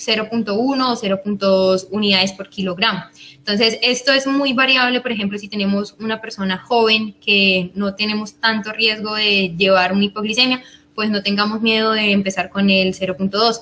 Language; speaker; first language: Spanish; native; Spanish